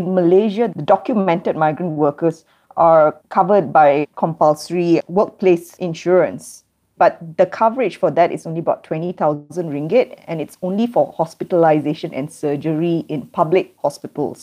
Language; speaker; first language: English; non-native, local second language; Tamil